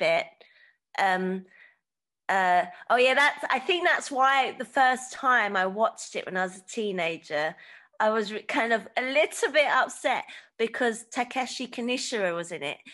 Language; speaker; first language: English; native; English